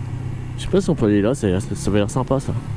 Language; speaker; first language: French; native; French